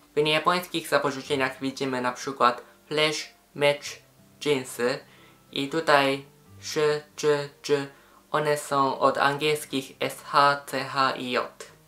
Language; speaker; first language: Polish; non-native, fluent; Japanese